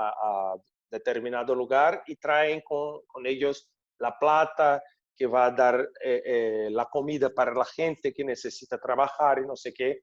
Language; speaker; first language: Spanish; non-native, fluent; Portuguese